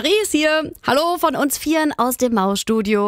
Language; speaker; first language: German; native; German